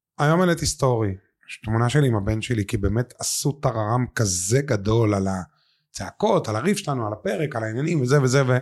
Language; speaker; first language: Hebrew; native; Hebrew